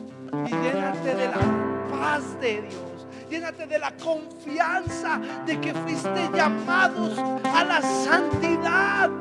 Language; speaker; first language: Spanish; native; Spanish